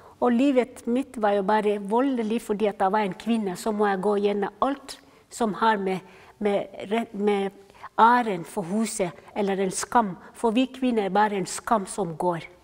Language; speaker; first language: Norwegian; non-native, fluent; Somali